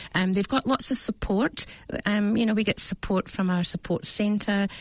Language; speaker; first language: English; native; English